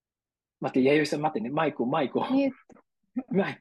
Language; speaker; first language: Japanese; native; Japanese